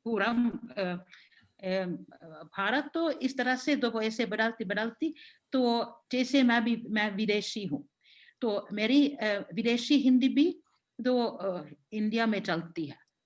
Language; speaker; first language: Hindi; non-native, fluent; Finnish